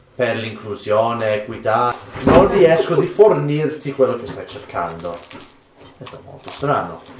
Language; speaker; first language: Italian; non-native, fluent; English